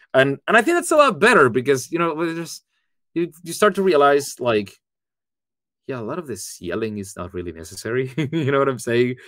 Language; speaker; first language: English; non-native, fluent; Spanish